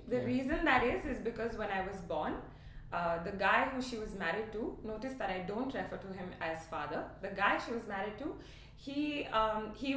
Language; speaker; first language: English; non-native, local second language; Hindi